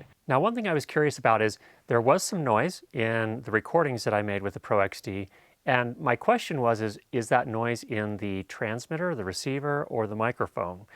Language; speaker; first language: English; native; English